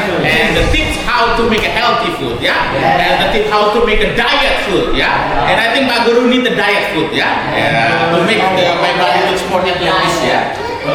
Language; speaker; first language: English; non-native, fluent; Indonesian